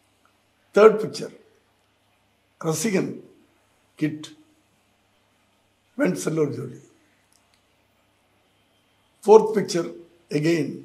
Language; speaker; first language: Telugu; non-native, learner; Tamil